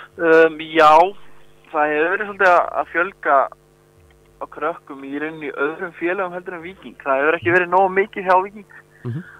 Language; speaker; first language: Icelandic; native; Icelandic